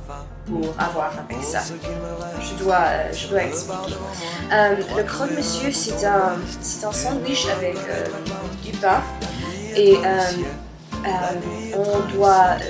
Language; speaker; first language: French; non-native, learner; English